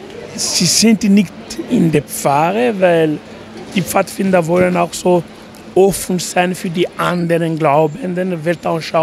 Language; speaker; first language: German; non-native, fluent; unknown